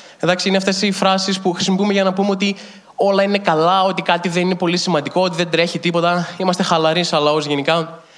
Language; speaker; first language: Greek; native; Greek